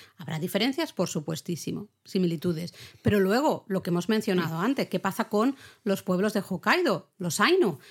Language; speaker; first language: Spanish; native; Spanish